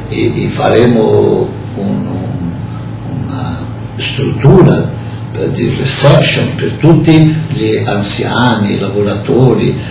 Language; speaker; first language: Italian; non-native, fluent; Portuguese